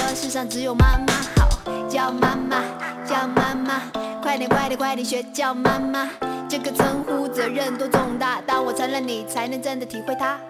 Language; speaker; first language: Chinese; native; Chinese